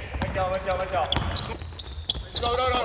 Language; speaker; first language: English; non-native, learner; Spanish